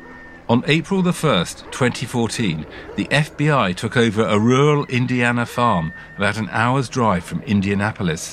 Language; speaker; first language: English; native; English